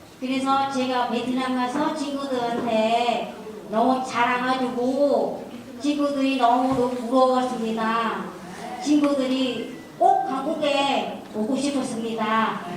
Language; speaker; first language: Korean; non-native, learner; Vietnamese